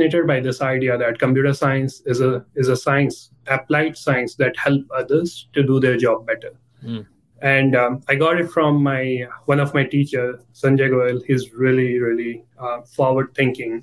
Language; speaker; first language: English; non-native, local second language; Hindi